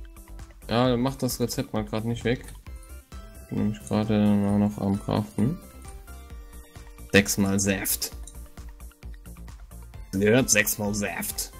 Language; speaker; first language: German; native; German